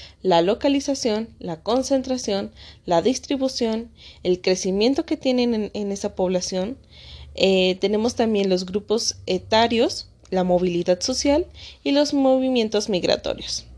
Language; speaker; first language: Spanish; native; Spanish